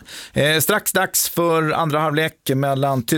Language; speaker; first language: Swedish; native; Swedish